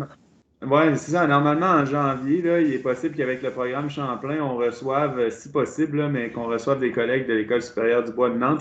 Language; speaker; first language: French; native; French